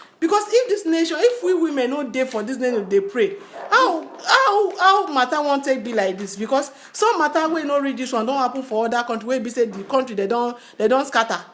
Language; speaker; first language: Nigerian Pidgin; non-native, local second language; Yoruba